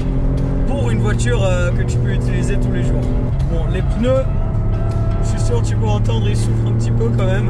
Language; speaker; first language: French; native; French